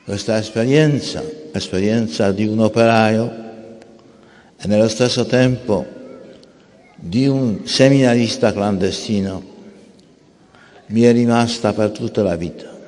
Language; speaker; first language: Italian; non-native, fluent; Polish